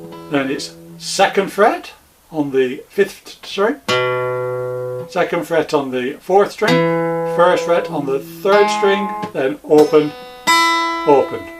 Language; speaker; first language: English; native; English